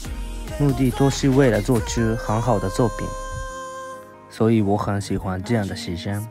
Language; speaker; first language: Chinese; non-native, fluent; Japanese